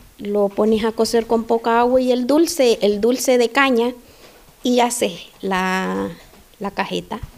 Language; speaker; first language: Spanish; native; Spanish